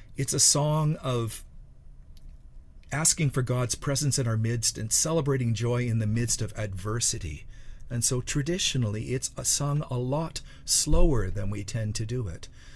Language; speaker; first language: English; native; English